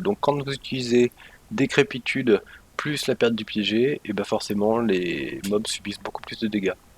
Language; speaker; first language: French; native; French